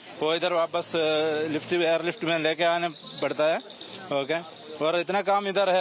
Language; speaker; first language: Hindi; non-native, local second language; Malayalam